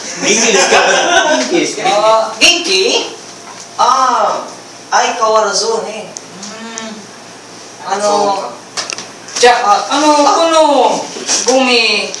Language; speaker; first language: Japanese; non-native, learner; Filipino